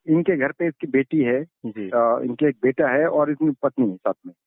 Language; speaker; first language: Hindi; native; Hindi